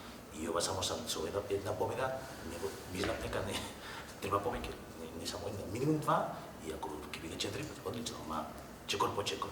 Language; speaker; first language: Macedonian; non-native, fluent; Spanish